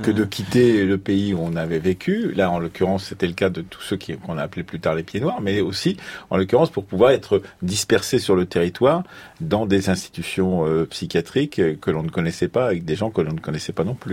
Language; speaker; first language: French; native; French